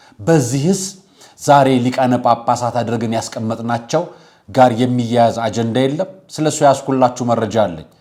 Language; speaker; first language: Amharic; native; Amharic